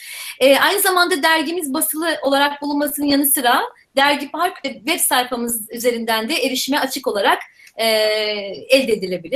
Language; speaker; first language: Turkish; native; Turkish